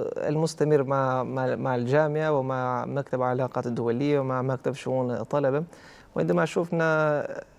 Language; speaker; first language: Arabic; non-native, fluent; Albanian